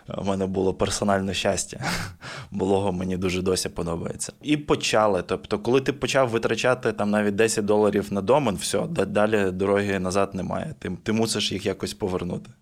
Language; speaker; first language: Ukrainian; native; Ukrainian